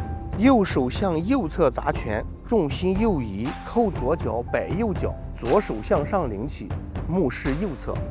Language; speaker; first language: Chinese; native; Chinese